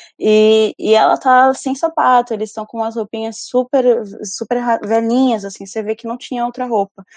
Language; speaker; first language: Portuguese; early bilingual, other home language; Spanish